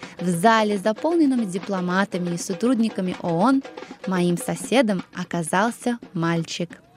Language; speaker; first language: Russian; early bilingual, heritage; Russian